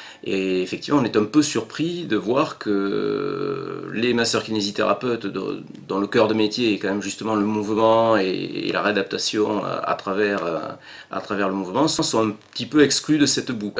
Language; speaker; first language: French; native; French